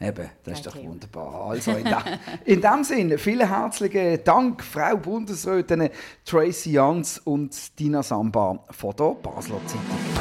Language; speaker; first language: German; native; German